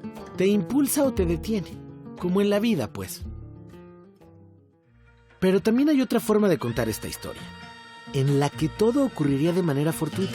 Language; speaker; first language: Spanish; native; Spanish